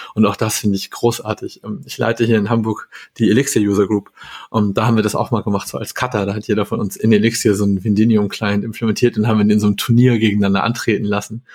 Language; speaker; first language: German; native; German